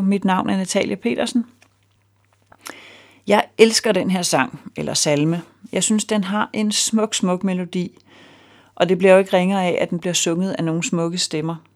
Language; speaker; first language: Danish; native; Danish